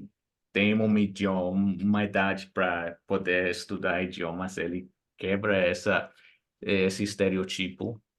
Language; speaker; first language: Portuguese; non-native, fluent; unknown